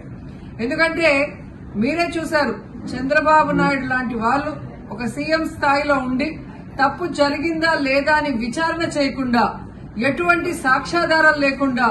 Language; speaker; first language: Telugu; native; Telugu